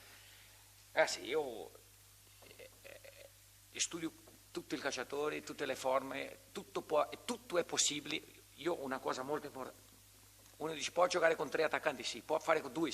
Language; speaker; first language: Italian; non-native, fluent; Portuguese